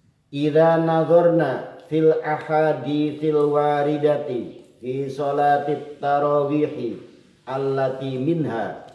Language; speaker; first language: Arabic; non-native, fluent; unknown